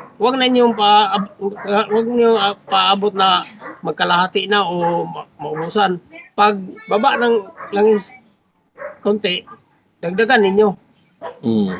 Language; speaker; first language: Filipino; non-native, local second language; Cebuano